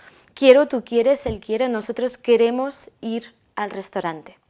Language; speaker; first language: Spanish; non-native, fluent; French